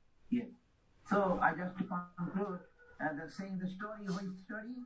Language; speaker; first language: English; non-native, local second language; Bangla